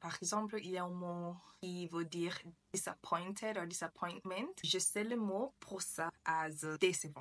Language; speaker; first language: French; non-native, learner; English